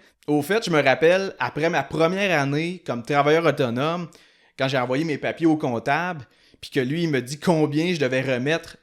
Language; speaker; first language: French; native; French